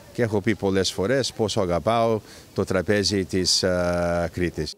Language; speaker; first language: Greek; early bilingual, heritage; Greek